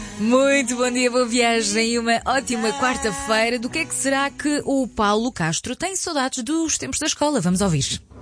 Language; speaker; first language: Portuguese; early bilingual, other home language; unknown